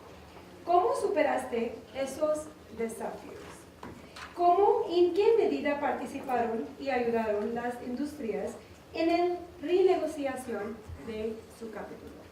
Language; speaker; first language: Spanish; non-native, learner; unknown